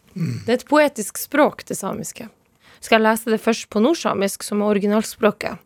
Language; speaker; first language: Norwegian; non-native, local second language; Northern Sami